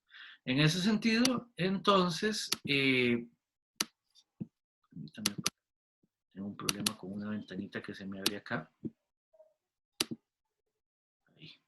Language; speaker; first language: Spanish; native; Spanish